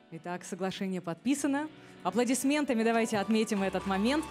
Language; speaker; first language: Russian; native; Russian